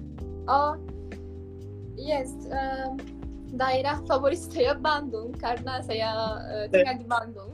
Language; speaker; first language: Indonesian; non-native, fluent; Turkish